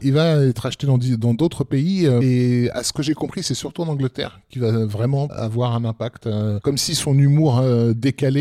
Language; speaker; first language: French; native; French